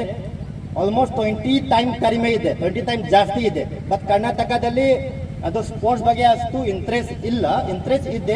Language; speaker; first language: Kannada; non-native, fluent; Manipuri